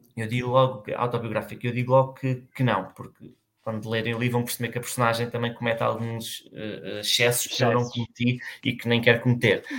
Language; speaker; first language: Portuguese; native; Portuguese